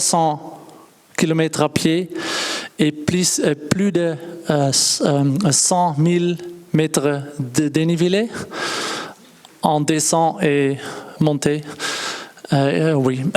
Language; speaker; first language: French; non-native, learner; Dutch